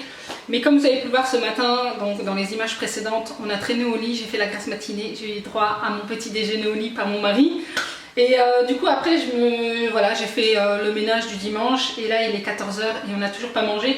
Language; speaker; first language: French; native; French